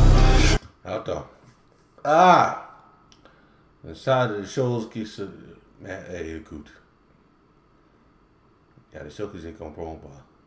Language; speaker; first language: French; non-native, learner; English